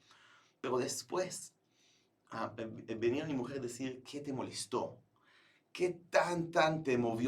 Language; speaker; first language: Spanish; non-native, fluent; Hebrew